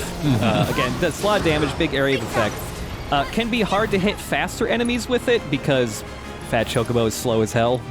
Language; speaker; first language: English; native; English